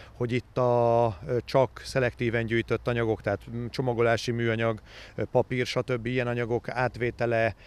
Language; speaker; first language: Hungarian; native; Hungarian